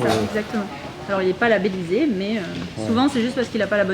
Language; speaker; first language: French; native; French